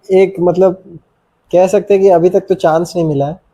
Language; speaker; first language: Hindi; non-native, local second language; Bangla